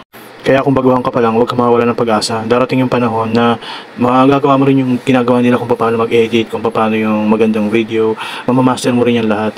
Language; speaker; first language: Filipino; native; Filipino